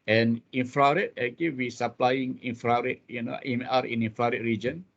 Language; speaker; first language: English; non-native, local second language; Malay